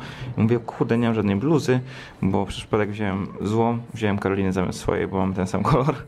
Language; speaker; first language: Polish; native; Polish